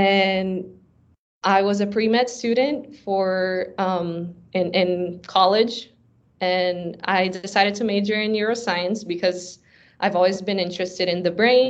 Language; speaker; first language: English; early bilingual, other home language; Portuguese